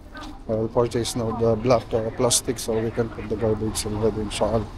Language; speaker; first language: English; non-native, local second language; Filipino